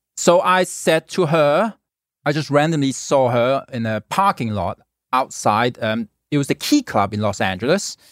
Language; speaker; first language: English; non-native, local second language; Cantonese